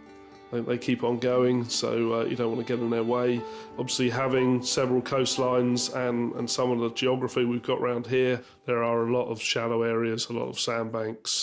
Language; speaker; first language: English; native; English